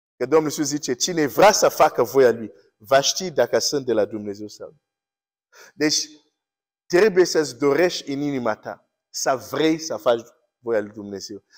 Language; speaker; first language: Romanian; non-native, fluent; English